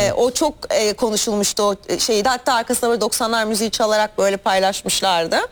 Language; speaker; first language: Turkish; native; Turkish